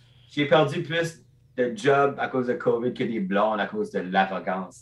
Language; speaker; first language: French; non-native, local second language; English